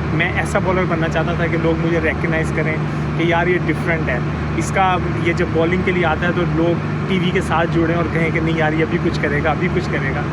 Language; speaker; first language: Urdu; non-native, local second language; Punjabi